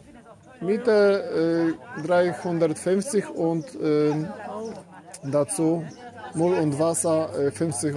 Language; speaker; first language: German; non-native, learner; Polish